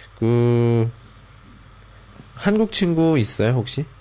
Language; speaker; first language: Korean; native; Korean